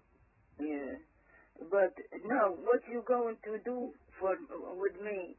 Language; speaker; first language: English; early bilingual, other home language; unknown